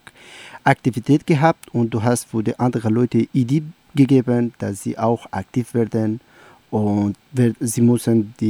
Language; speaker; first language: German; non-native, learner; Persian